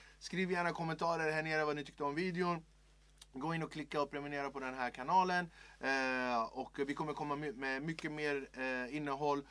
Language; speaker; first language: Swedish; early bilingual, other home language; Kurdish